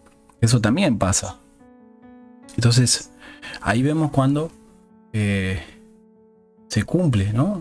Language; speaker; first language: Spanish; native; Spanish